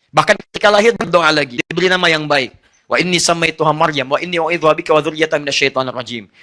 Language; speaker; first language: Indonesian; non-native, fluent; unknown